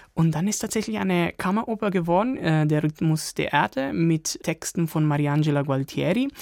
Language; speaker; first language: German; non-native, fluent; Italian